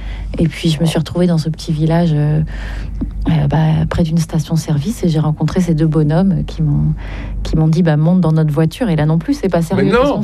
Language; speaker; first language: French; native; French